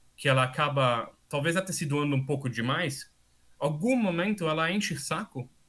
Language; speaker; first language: Portuguese; non-native, fluent; German